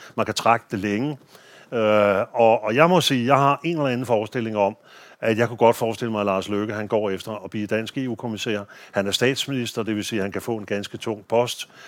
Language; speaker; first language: Danish; native; Danish